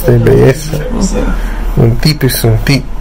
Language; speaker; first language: Spanish; non-native, learner; English